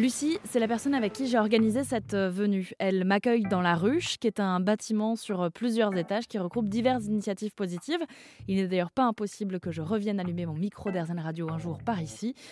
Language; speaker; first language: French; native; French